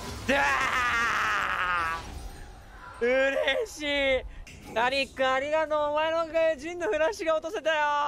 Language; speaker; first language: Japanese; native; Japanese